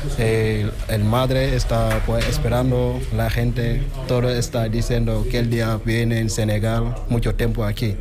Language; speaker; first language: Spanish; non-native, learner; Wolof